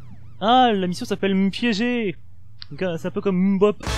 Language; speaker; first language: French; native; French